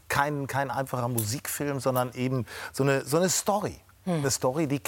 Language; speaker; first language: German; native; German